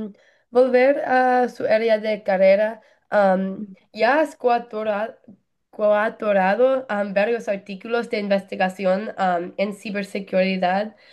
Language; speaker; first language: Spanish; non-native, learner; English